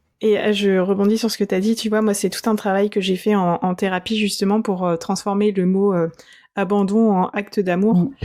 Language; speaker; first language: French; native; French